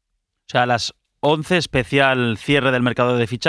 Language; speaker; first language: Spanish; native; Spanish